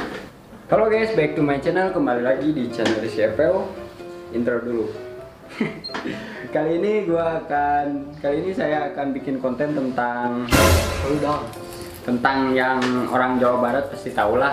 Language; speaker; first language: Indonesian; non-native, local second language; Sundanese